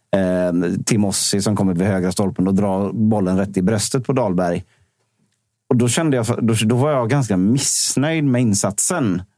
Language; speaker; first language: Swedish; native; Swedish